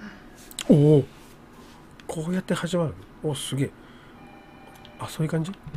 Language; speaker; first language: Japanese; native; Japanese